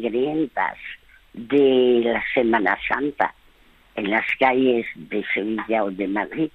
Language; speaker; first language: Spanish; early bilingual, other home language; French